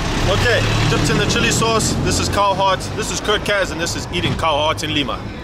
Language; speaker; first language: English; native; English